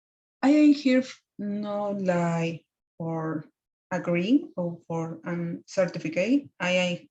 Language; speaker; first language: English; non-native, learner; Spanish